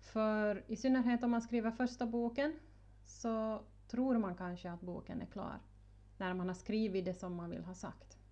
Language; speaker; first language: Swedish; native; Swedish